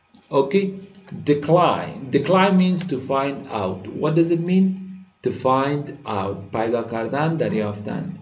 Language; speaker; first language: English; non-native, fluent; Persian